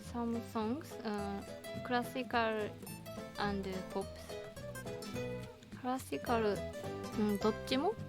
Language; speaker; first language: English; non-native, learner; Japanese